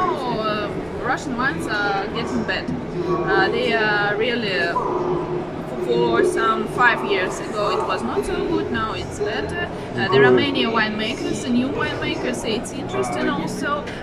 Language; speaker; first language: English; non-native, fluent; Russian